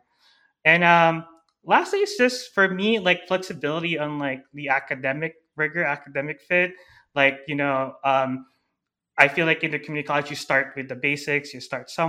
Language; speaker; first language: English; non-native, local second language; Filipino